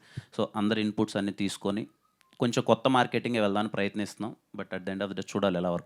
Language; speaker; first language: Telugu; native; Telugu